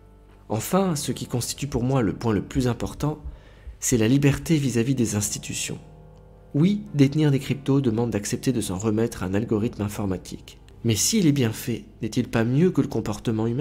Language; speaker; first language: French; native; French